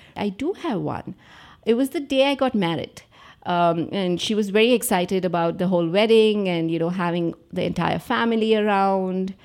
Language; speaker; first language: English; non-native, local second language; Telugu